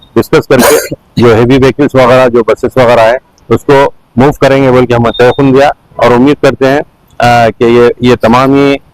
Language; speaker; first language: Urdu; native; Urdu